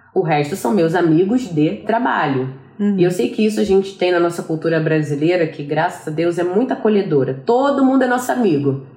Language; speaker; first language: Portuguese; native; Portuguese